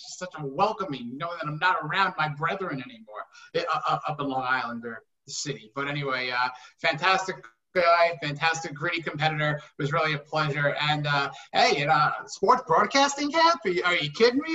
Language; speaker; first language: English; native; English